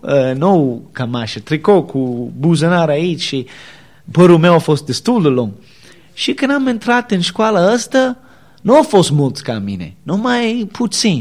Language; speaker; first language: Romanian; non-native, learner; English